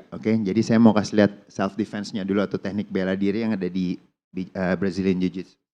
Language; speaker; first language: Indonesian; native; Indonesian